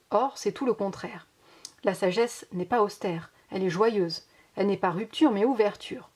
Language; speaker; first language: French; native; French